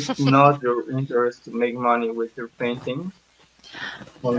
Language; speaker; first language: English; non-native, learner; Spanish